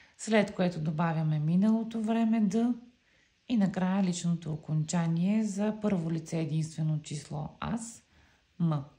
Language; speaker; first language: Bulgarian; non-native, local second language; Turkish